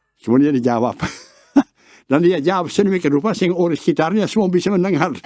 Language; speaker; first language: Indonesian; non-native, fluent; Dutch